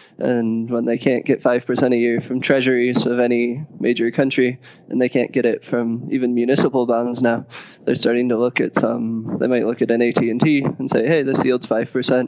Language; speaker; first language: English; native; English